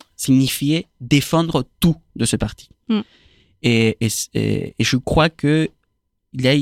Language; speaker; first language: French; non-native, fluent; Spanish